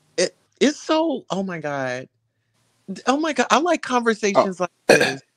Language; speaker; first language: English; native; English